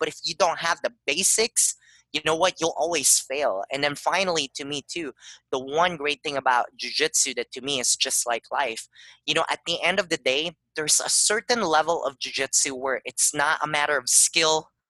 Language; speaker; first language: English; non-native, local second language; Filipino